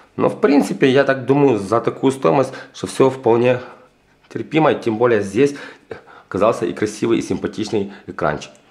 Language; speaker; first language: Russian; native; Russian